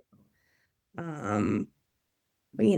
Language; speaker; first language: English; native; English